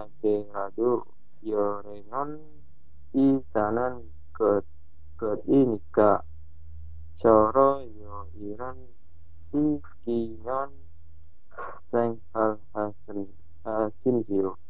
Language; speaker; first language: Korean; non-native, learner; Indonesian